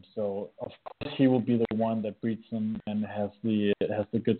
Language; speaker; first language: English; non-native, fluent; Danish